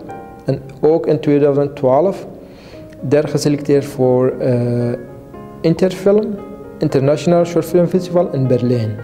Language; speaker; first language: Dutch; non-native, learner; Kurdish